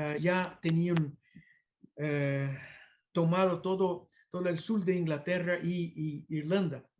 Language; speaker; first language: Spanish; non-native, fluent; Portuguese